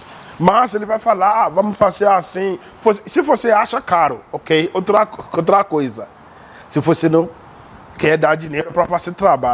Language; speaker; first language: Portuguese; non-native, learner; Yoruba